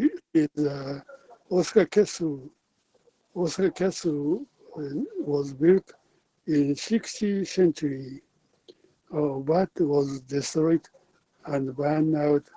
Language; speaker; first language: English; non-native, learner; Japanese